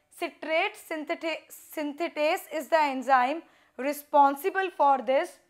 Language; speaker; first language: English; non-native, local second language; Hindi